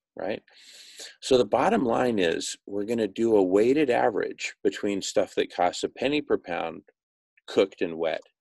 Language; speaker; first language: English; native; English